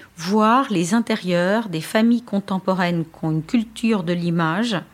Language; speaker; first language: French; native; French